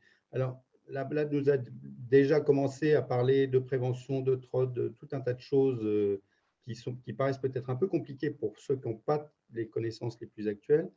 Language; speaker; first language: French; native; French